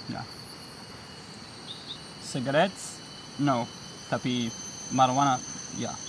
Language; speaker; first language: Indonesian; non-native, learner; English